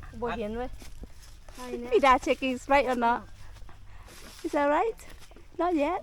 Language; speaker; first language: English; non-native, fluent; Thai